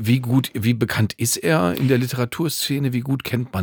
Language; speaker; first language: German; native; German